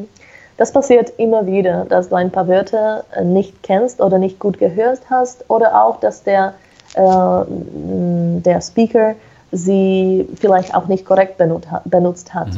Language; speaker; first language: German; non-native, fluent; Slovak